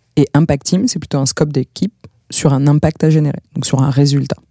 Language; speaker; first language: French; native; French